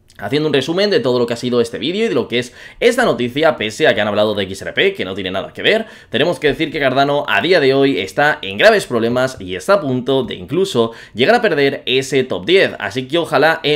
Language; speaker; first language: Spanish; native; Spanish